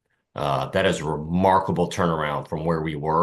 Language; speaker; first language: English; native; English